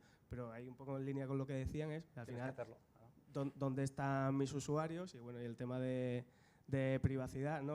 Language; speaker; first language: Spanish; native; Spanish